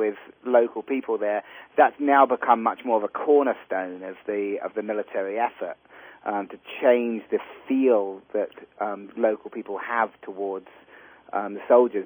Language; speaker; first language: English; native; English